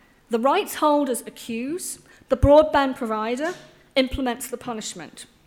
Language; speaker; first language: English; native; English